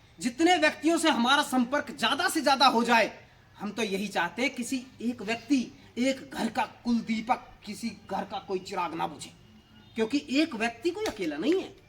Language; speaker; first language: Hindi; native; Hindi